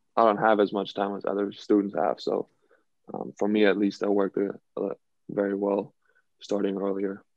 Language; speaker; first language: English; non-native, fluent; German